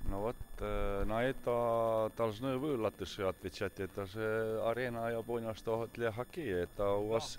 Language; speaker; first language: Russian; non-native, fluent; Estonian